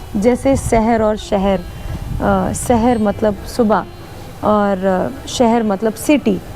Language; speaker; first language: Hindi; native; Hindi